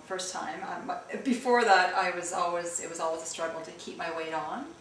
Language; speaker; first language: English; early bilingual, other home language; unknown